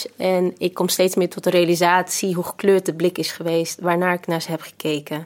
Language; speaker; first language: Dutch; early bilingual, other home language; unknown